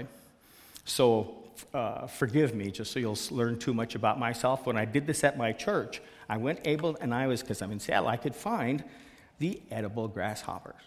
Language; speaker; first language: English; native; English